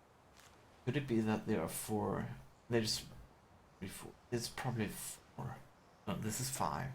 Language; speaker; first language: English; non-native, fluent; Chinese